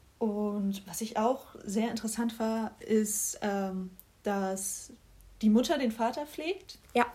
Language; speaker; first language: German; native; German